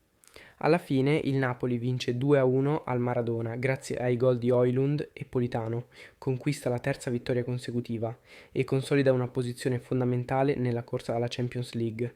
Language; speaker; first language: Italian; native; Italian